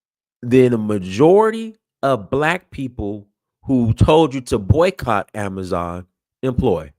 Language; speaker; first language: English; native; English